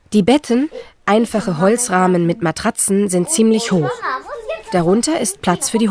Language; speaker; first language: German; native; German